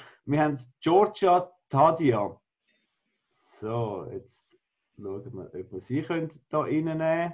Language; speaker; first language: German; native; German